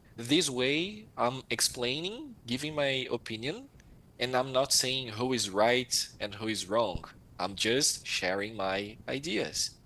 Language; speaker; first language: English; non-native, fluent; Portuguese